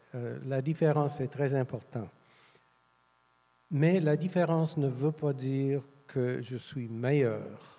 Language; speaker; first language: French; non-native, fluent; English